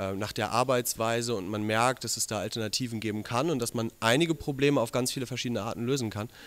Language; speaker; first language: German; native; German